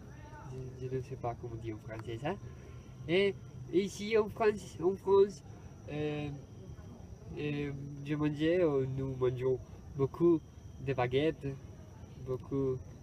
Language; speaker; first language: French; non-native, learner; Spanish